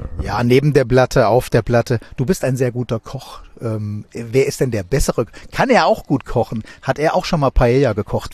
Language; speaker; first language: German; native; German